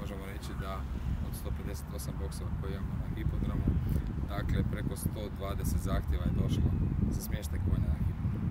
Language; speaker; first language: Croatian; native; Croatian